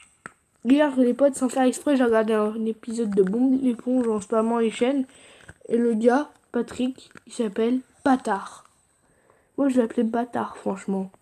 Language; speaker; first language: French; native; French